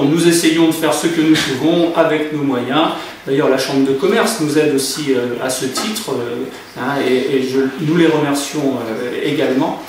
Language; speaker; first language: French; native; French